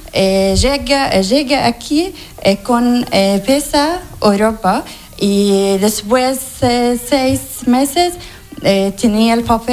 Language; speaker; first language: Spanish; non-native, learner; Arabic